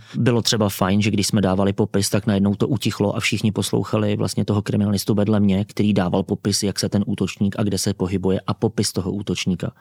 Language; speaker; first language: Czech; native; Czech